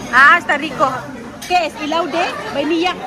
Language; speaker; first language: Spanish; non-native, fluent; Filipino